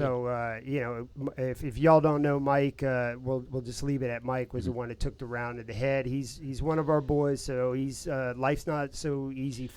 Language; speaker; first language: English; native; English